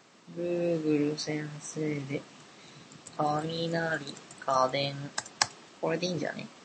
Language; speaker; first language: Japanese; native; Japanese